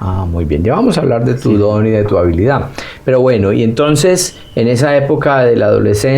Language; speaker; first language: Spanish; native; Spanish